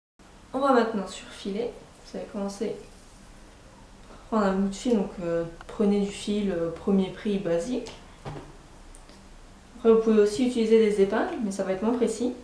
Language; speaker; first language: French; native; French